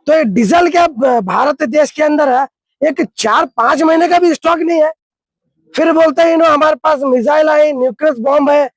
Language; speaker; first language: Hindi; non-native, local second language; Kannada